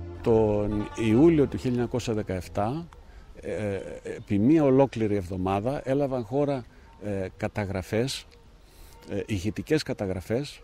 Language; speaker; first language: Greek; native; Greek